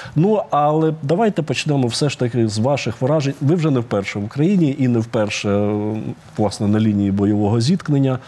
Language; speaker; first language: Ukrainian; native; Ukrainian